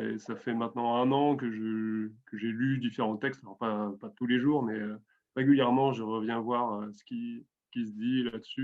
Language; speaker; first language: French; native; French